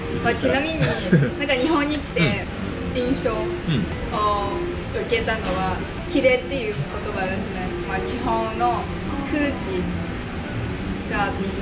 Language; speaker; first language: Japanese; non-native, fluent; Vietnamese